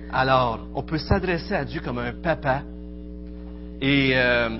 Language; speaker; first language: French; native; French